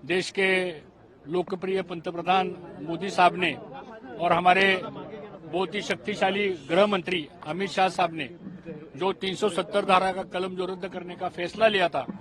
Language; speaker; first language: Hindi; non-native, local second language; Marathi